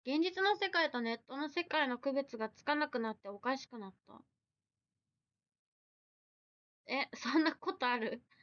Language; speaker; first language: Japanese; native; Japanese